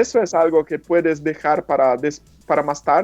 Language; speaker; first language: Spanish; non-native, fluent; Portuguese